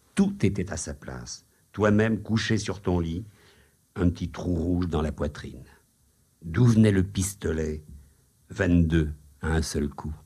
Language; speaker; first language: French; native; French